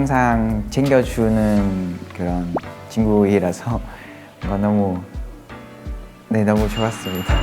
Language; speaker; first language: Korean; non-native, fluent; Vietnamese